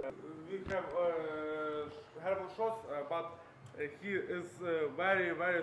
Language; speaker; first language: English; non-native, learner; Ukrainian